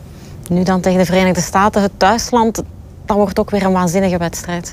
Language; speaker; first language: Dutch; native; Dutch